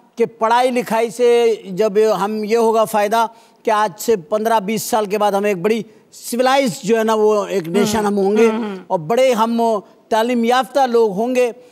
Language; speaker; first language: Urdu; native; Urdu